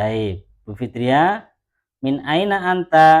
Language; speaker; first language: Arabic; non-native, fluent; Indonesian